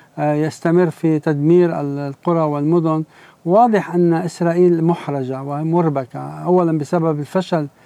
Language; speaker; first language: Arabic; native; Arabic